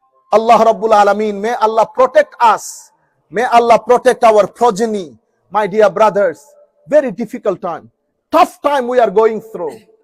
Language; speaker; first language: English; non-native, local second language; Bangla